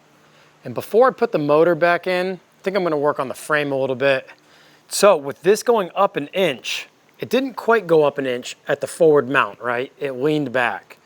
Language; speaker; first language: English; native; English